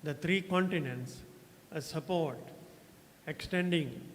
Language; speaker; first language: English; non-native, local second language; Sinhala